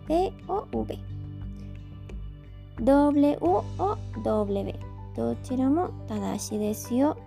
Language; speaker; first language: Japanese; non-native, learner; Spanish